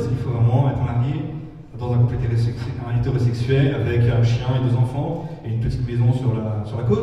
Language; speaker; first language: French; native; French